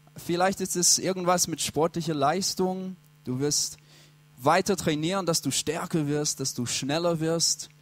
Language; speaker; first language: German; non-native, fluent; English